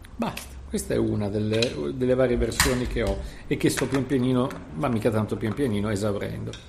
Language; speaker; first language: Italian; native; Italian